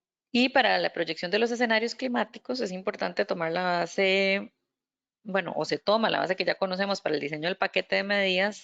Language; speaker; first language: Spanish; native; Spanish